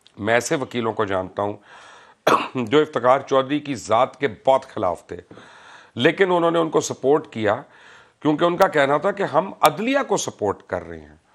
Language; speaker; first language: Urdu; native; Urdu